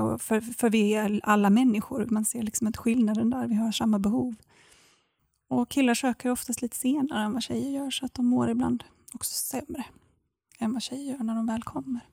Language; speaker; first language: Swedish; native; Swedish